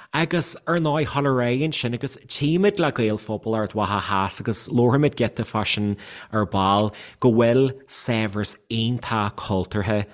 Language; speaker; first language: Irish; non-native, fluent; English